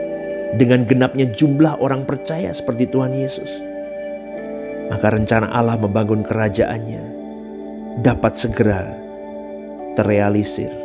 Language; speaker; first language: Indonesian; native; Indonesian